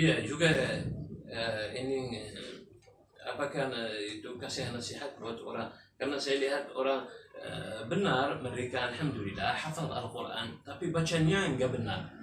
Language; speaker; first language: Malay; non-native, fluent; Arabic